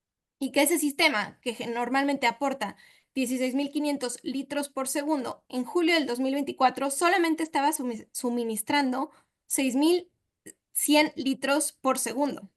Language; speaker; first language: Spanish; native; Spanish